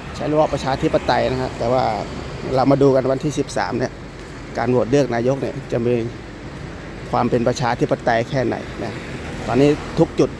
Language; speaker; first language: Thai; native; Thai